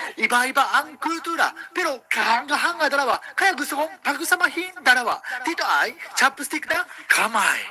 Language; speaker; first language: Filipino; non-native, learner; Japanese